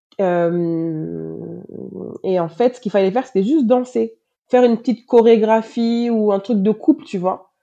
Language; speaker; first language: French; native; French